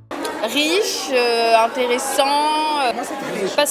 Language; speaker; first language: French; native; French